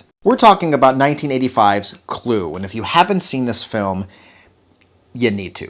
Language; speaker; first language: English; native; English